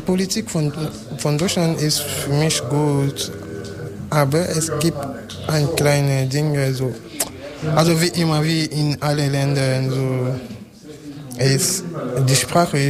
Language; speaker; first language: German; non-native, learner; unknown